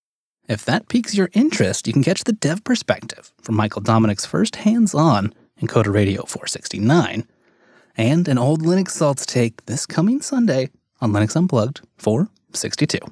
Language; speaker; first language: English; native; English